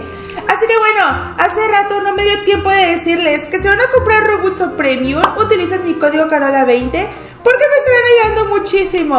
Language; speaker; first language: Spanish; native; Spanish